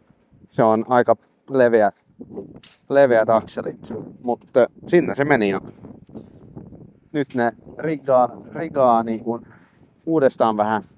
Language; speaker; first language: Finnish; non-native, fluent; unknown